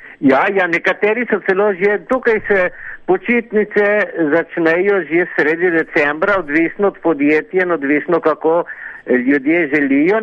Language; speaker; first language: Slovenian; early bilingual, heritage; Slovenian